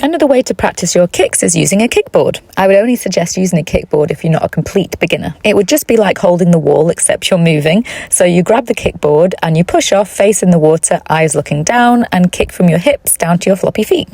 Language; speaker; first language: English; native; English